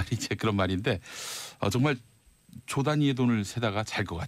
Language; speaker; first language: Korean; native; Korean